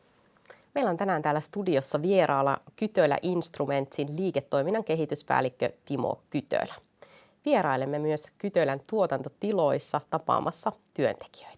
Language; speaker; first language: Finnish; native; Finnish